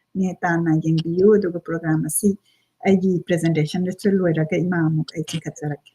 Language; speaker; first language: Manipuri; native; Manipuri